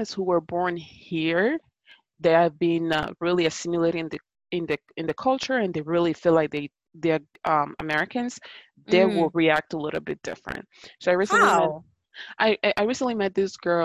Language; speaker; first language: English; non-native, fluent; Italian